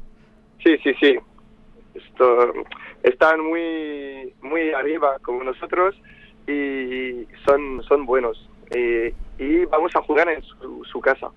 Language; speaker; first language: Spanish; non-native, fluent; French